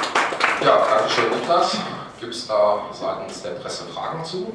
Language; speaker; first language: German; native; German